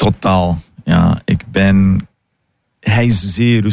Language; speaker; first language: Dutch; non-native, learner; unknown